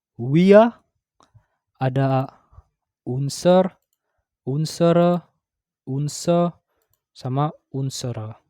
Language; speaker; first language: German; non-native, fluent; Indonesian